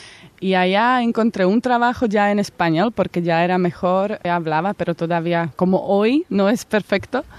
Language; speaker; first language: Spanish; non-native, fluent; Slovak